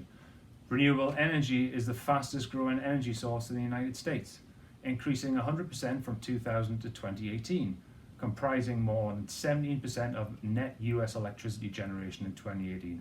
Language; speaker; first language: English; native; English